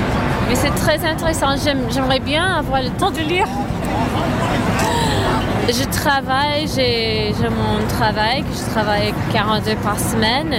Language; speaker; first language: French; non-native, fluent; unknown